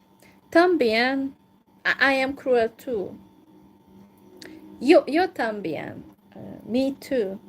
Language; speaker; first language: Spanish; non-native, learner; Hungarian